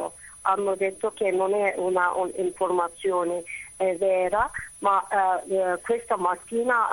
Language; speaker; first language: Italian; non-native, fluent; Turkish